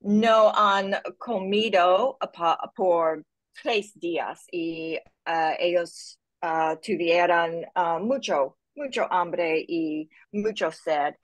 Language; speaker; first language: Spanish; non-native, learner; English